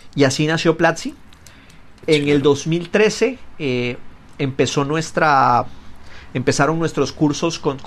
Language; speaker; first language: Spanish; native; Spanish